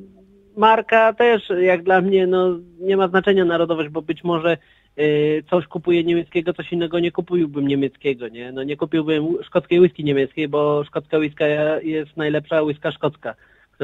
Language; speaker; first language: Polish; native; Polish